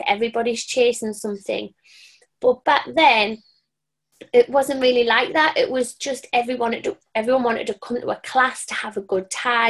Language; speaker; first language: English; native; English